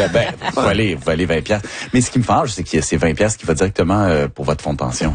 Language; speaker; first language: French; native; French